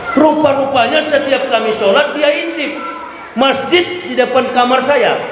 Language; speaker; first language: Indonesian; native; Indonesian